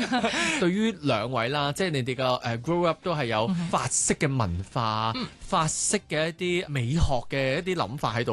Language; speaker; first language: Cantonese; native; Cantonese